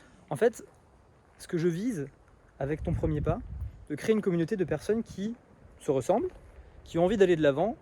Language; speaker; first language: French; native; French